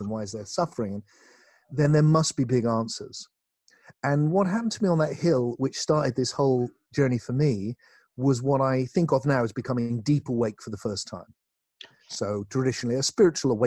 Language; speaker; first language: English; native; English